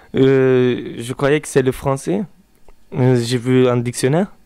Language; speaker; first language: French; non-native, fluent; Turkish